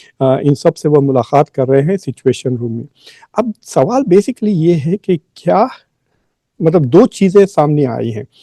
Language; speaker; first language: Urdu; native; Urdu